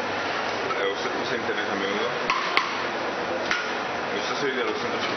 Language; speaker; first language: Spanish; non-native, learner; French